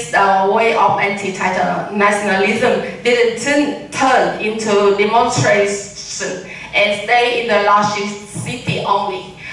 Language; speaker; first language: English; non-native, learner; Vietnamese